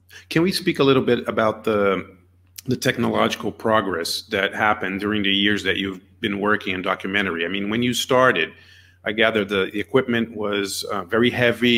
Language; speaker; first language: English; non-native, fluent; Portuguese